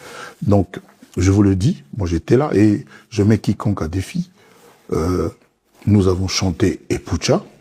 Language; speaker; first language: French; non-native, local second language; Lingala